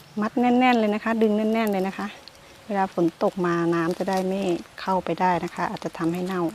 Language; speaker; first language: Thai; native; Thai